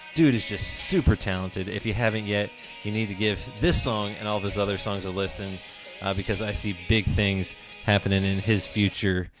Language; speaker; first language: English; native; English